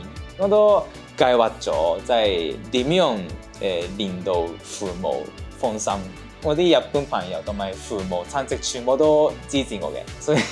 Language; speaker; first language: Cantonese; non-native, fluent; Japanese